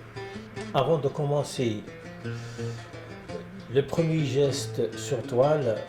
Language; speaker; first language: French; non-native, local second language; Kabyle